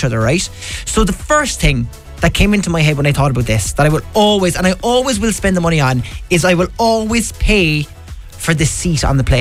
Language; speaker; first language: English; native; English